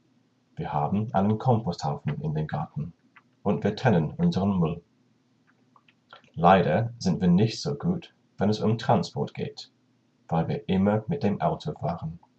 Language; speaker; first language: German; non-native, learner; English